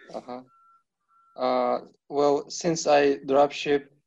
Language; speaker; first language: English; non-native, fluent; Kazakh